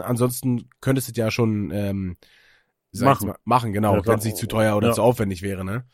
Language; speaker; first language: German; native; German